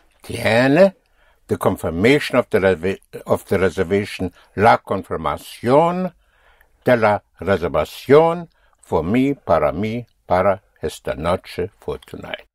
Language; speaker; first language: Spanish; non-native, fluent; English